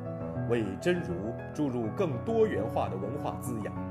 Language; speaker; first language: Chinese; native; Chinese